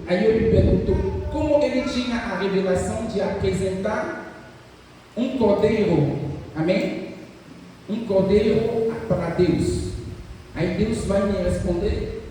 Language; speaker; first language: Portuguese; non-native, fluent; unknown